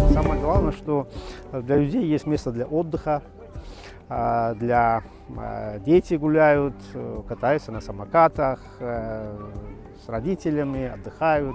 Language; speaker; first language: Russian; non-native, local second language; Kyrgyz